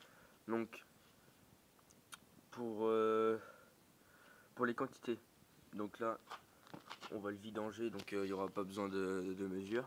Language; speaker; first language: French; native; French